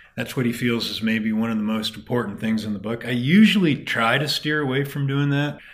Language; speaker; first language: English; native; English